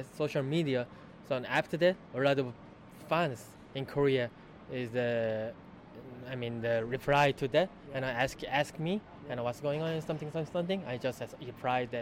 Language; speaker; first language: English; non-native, learner; Korean